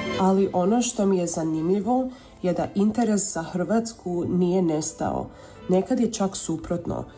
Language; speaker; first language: Croatian; early bilingual, heritage; Croatian